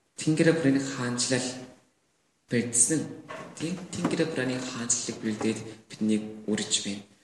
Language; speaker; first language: Mongolian; non-native, fluent; Korean